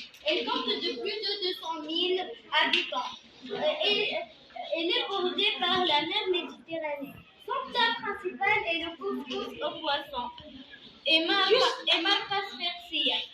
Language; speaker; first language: French; non-native, learner; Arabic